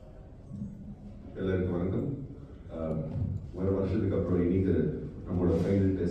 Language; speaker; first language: Tamil; non-native, fluent; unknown